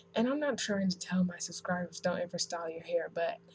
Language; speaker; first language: English; native; English